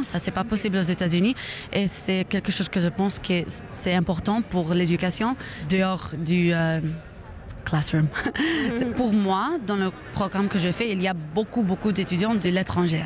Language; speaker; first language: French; non-native, learner; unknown